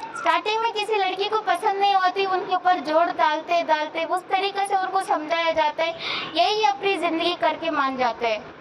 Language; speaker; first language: Hindi; non-native, local second language; Kannada